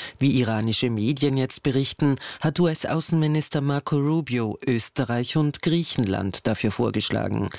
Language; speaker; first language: German; native; German